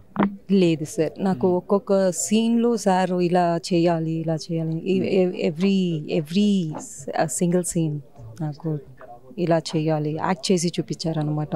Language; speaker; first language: Telugu; non-native, local second language; Tamil